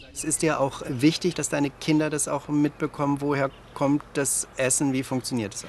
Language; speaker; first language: German; native; German